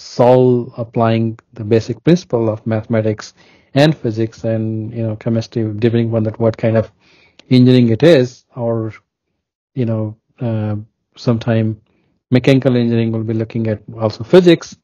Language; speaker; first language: English; non-native, local second language; Hindi